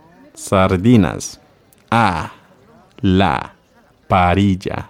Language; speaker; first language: Spanish; non-native, learner; English